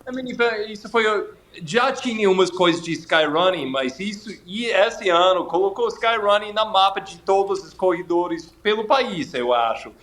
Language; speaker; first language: Portuguese; non-native, fluent; English